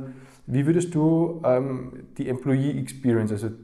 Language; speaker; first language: German; native; German